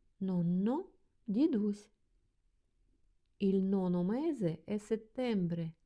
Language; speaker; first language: Italian; non-native, fluent; Ukrainian